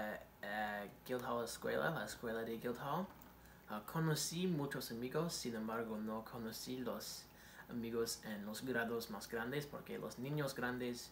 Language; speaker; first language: Spanish; non-native, learner; English